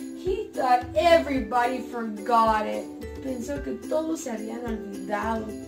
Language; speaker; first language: Spanish; native; Spanish